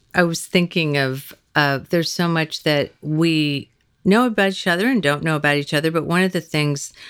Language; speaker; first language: English; native; English